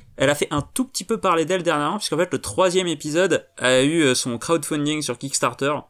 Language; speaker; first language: French; native; French